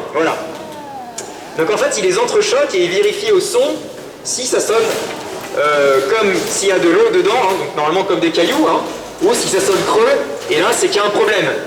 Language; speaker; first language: French; native; French